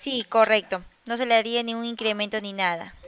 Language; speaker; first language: Spanish; native; Spanish